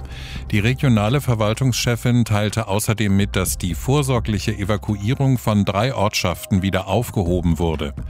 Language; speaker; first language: German; native; German